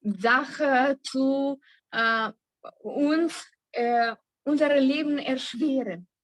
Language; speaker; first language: German; non-native, learner; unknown